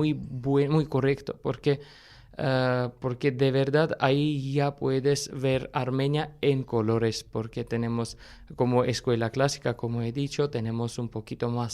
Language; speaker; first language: Spanish; non-native, fluent; Armenian